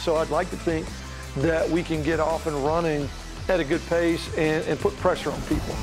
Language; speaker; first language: English; native; English